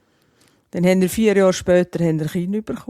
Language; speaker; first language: German; native; German